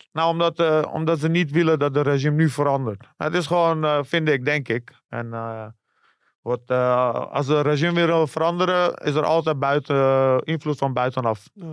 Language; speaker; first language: Dutch; early bilingual, other home language; Persian